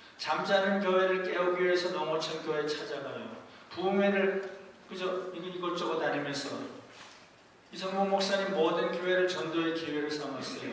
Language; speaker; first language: Korean; native; Korean